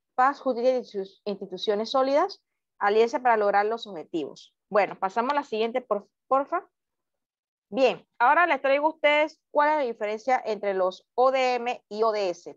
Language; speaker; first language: Spanish; native; Spanish